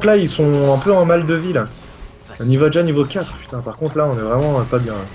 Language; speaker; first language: French; native; French